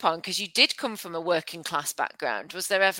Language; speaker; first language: English; native; English